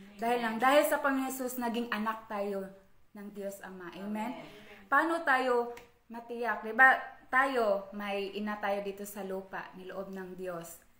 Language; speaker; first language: Filipino; non-native, local second language; Cebuano